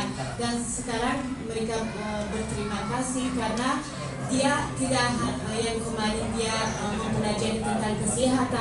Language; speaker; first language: Indonesian; non-native, fluent; Persian